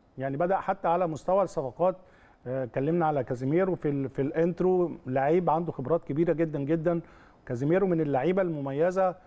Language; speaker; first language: Arabic; native; Arabic